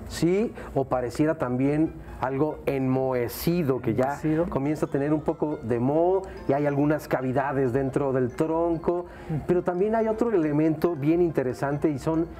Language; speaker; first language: Spanish; native; Spanish